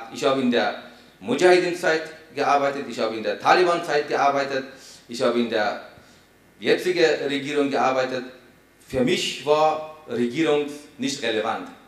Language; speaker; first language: German; non-native, fluent; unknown